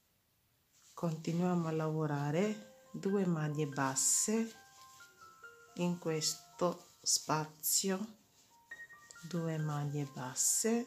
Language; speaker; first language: Italian; non-native, fluent; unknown